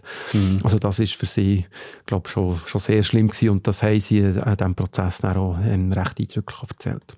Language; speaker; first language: German; native; German